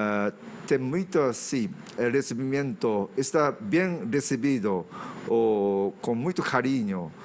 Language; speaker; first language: Portuguese; non-native, fluent; Japanese